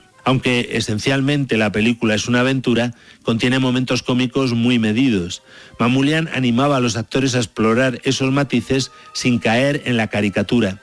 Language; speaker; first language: Spanish; native; Spanish